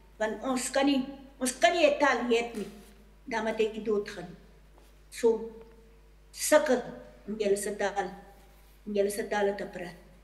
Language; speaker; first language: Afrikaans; non-native, local second language; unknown